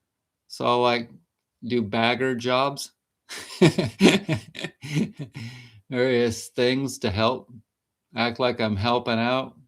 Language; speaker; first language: English; native; English